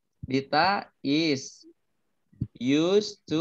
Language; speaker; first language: English; non-native, fluent; Indonesian